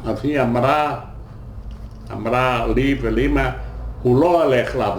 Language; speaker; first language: Hebrew; non-native, fluent; Yiddish